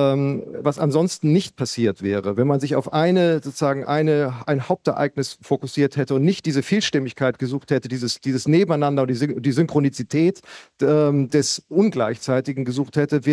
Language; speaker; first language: German; native; German